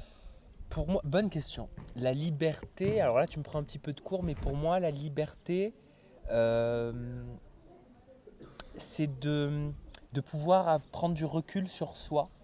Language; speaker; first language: French; native; French